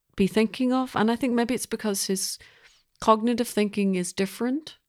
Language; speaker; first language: English; native; English